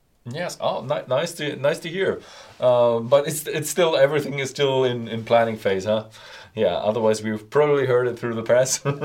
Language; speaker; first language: English; non-native, fluent; German